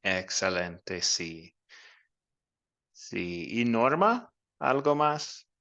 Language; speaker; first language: Spanish; non-native, fluent; English